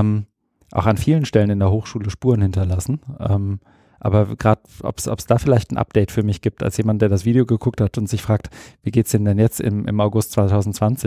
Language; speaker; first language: German; native; German